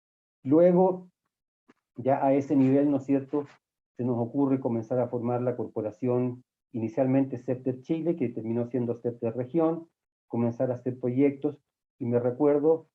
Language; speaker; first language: Spanish; native; Spanish